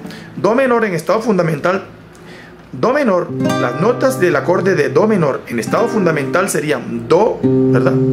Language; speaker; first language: Spanish; native; Spanish